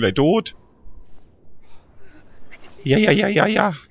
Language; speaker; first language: German; native; German